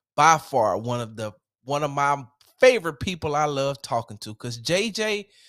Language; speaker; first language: English; native; English